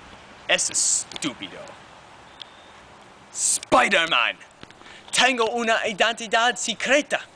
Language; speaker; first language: Spanish; non-native, learner; English